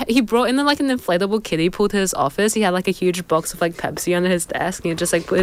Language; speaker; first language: English; native; English